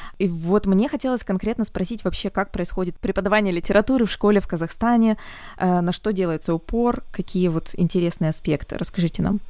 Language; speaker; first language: Russian; native; Russian